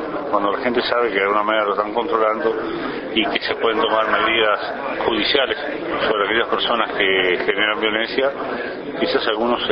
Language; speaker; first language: Spanish; native; Spanish